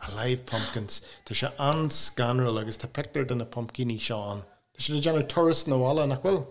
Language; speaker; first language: Irish; non-native, local second language; English